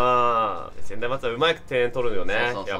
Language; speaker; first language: Japanese; native; Japanese